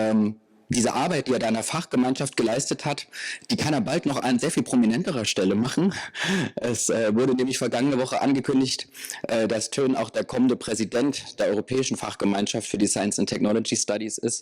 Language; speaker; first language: German; native; German